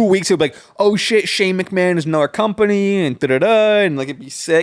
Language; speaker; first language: English; native; English